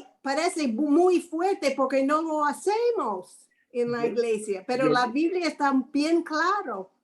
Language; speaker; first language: Spanish; non-native, fluent; English